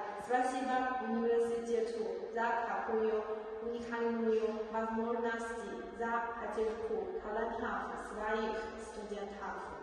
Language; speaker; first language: Russian; non-native, fluent; Chinese